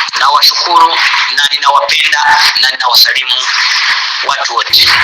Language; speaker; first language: Swahili; native; Swahili